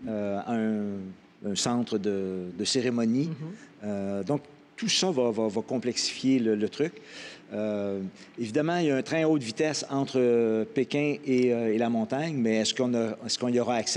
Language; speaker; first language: French; native; French